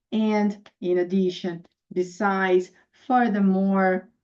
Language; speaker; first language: English; non-native, fluent; Portuguese